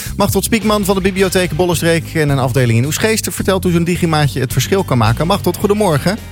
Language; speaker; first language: Dutch; native; Dutch